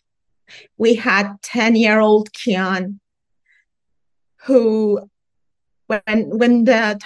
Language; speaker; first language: English; non-native, fluent; Persian